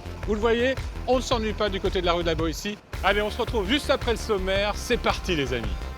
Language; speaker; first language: French; native; French